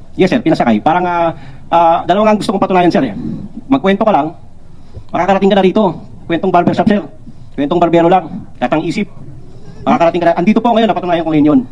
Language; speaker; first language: Filipino; non-native, local second language; Cebuano